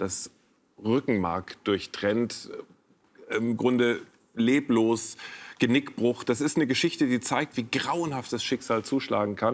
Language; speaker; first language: German; native; German